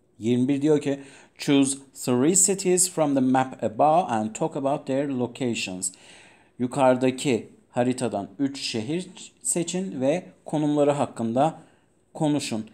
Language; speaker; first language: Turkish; non-native, fluent; Persian